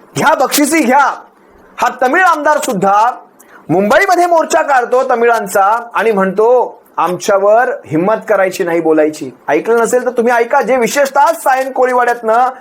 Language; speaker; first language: Marathi; native; Marathi